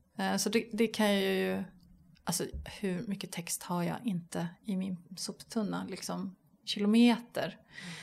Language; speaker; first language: Swedish; native; Swedish